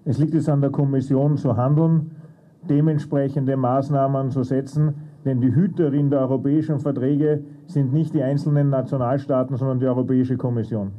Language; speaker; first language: German; native; German